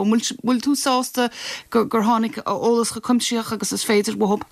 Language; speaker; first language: Irish; native; Irish